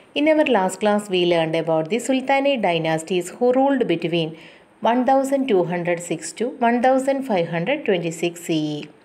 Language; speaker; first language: English; non-native, local second language; Malayalam